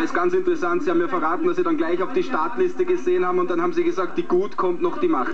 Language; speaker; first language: German; native; German